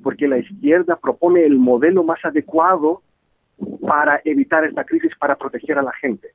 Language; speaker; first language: Spanish; non-native, fluent; Greek